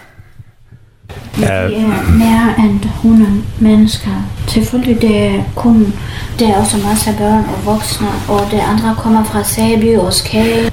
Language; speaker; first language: Danish; non-native, learner; Kurdish